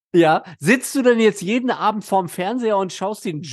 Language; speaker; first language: German; native; German